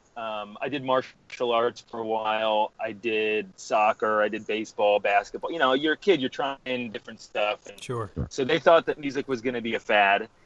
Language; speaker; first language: English; native; English